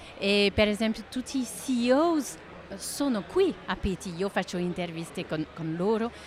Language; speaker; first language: Italian; non-native, fluent; French